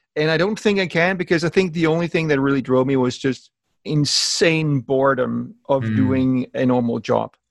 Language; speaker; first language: English; non-native, fluent; Danish